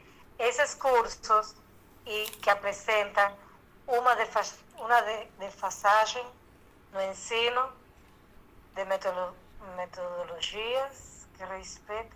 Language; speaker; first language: Portuguese; non-native, learner; Spanish